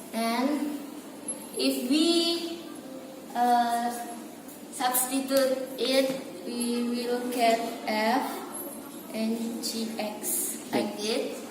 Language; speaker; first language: English; non-native, learner; Indonesian